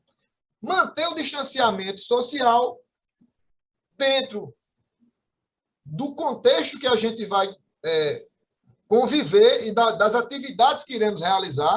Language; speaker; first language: Portuguese; native; Portuguese